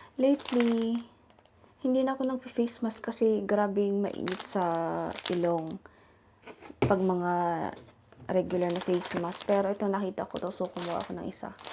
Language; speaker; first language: Filipino; native; Filipino